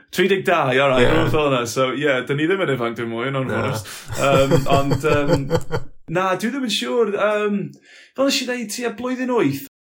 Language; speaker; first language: Welsh; non-native, local second language; English